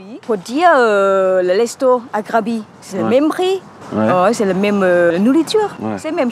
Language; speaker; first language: French; non-native, learner; Thai